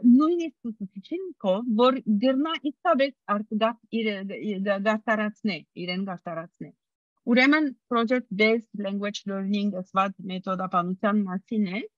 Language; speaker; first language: Armenian; early bilingual, heritage; Armenian